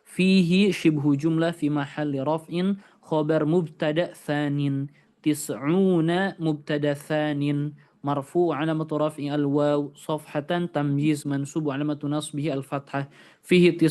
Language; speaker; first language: Arabic; non-native, fluent; Indonesian